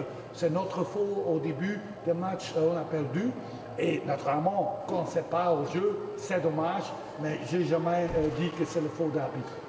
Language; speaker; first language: French; non-native, fluent; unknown